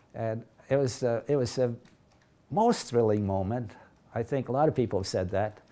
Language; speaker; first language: English; early bilingual, other home language; Latvian